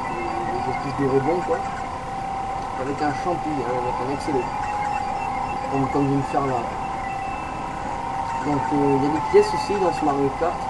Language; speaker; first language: French; native; French